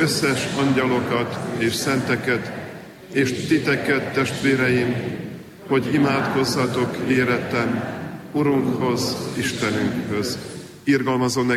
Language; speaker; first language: Hungarian; native; Hungarian